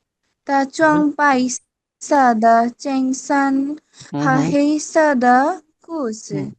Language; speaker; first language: Chinese; non-native, learner; Bangla